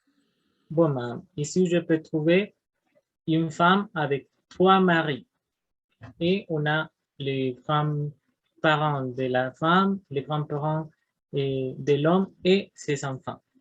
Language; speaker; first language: French; non-native, learner; Spanish